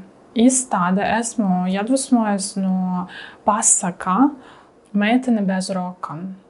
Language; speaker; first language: Latvian; non-native, learner; Russian